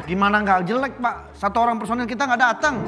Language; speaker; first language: Indonesian; native; Indonesian